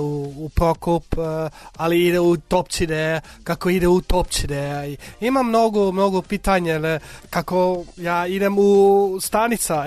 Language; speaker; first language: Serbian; non-native, learner; Dutch